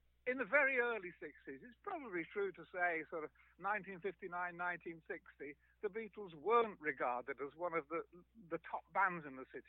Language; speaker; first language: English; native; English